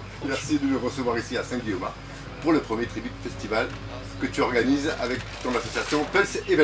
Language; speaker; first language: French; native; French